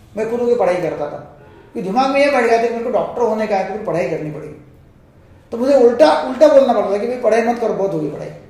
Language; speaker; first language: Hindi; non-native, local second language; Marathi